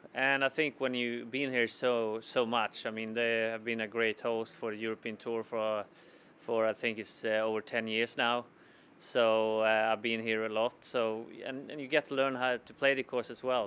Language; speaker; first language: English; non-native, fluent; Swedish